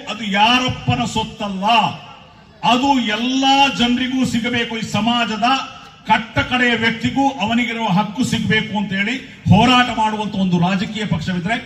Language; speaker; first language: Kannada; non-native, local second language; Urdu